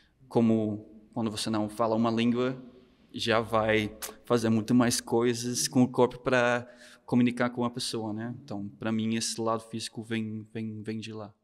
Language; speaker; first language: Portuguese; non-native, fluent; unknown